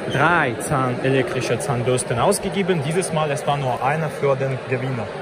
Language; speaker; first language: German; non-native, learner; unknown